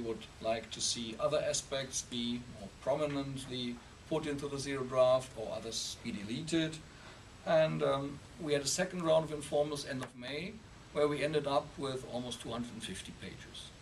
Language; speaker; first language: English; non-native, fluent; German